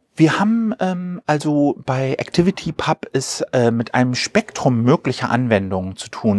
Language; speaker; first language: German; native; German